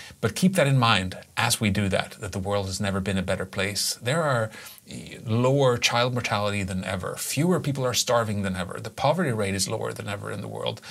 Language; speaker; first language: English; non-native, fluent; Swedish